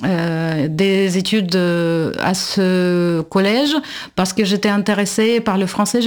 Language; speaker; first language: French; non-native, fluent; Russian